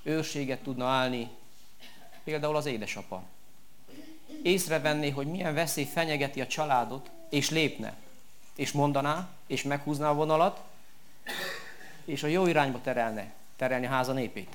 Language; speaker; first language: Hungarian; native; Hungarian